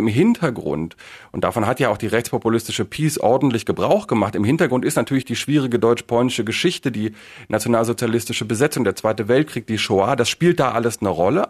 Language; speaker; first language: German; native; German